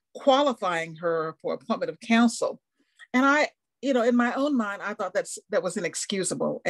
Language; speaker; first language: English; native; English